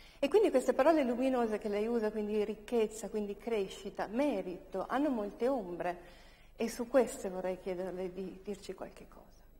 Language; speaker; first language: Italian; native; Italian